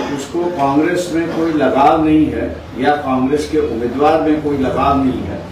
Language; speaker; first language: Hindi; non-native, local second language; Marathi